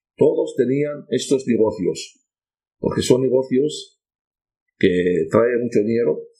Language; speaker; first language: Spanish; non-native, fluent; Arabic